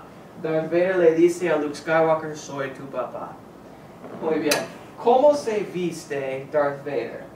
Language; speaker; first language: Spanish; non-native, fluent; English